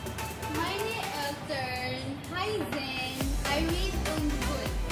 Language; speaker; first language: German; non-native, learner; Filipino